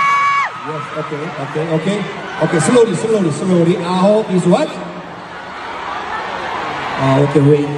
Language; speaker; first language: English; non-native, learner; Korean